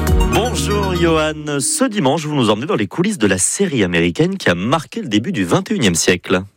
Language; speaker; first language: French; native; French